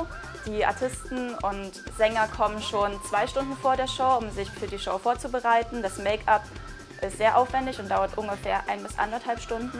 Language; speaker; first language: German; native; German